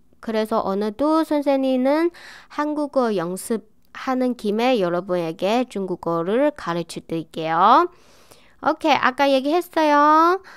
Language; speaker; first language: Korean; non-native, fluent; Chinese